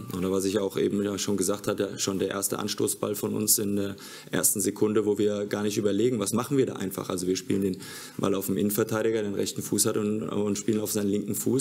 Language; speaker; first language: German; native; German